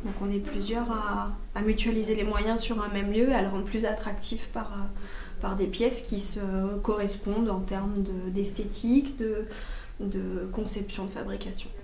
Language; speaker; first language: French; native; French